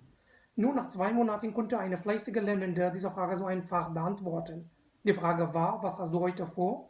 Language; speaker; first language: German; non-native, fluent; Arabic